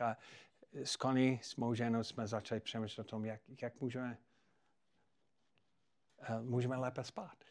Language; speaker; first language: Czech; non-native, fluent; English